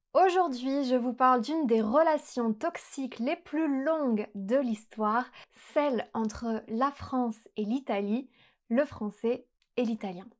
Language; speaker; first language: French; native; French